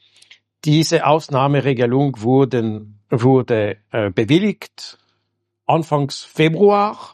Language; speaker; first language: German; non-native, local second language; French